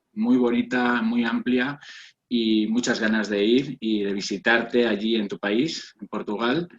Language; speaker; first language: Spanish; native; Spanish